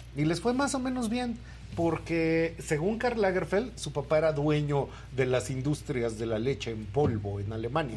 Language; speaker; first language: Spanish; native; Spanish